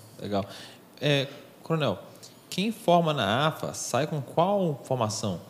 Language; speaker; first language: Portuguese; native; Portuguese